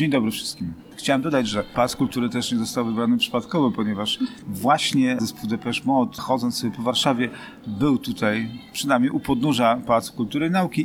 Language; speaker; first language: Polish; native; Polish